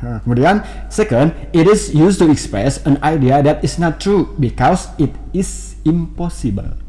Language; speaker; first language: English; non-native, fluent; Indonesian